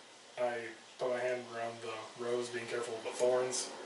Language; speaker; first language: English; native; English